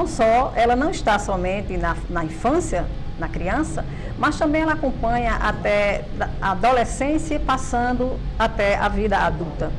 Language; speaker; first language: Portuguese; native; Portuguese